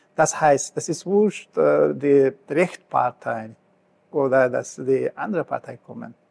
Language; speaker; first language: German; non-native, learner; Persian